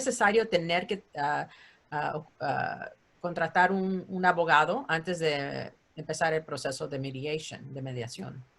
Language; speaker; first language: Spanish; early bilingual, heritage; Spanish